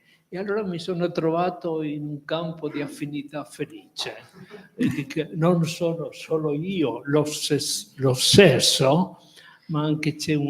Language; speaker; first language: Italian; non-native, fluent; Spanish